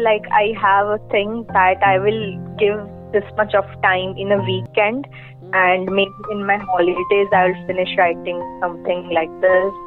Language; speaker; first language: English; non-native, local second language; Gujarati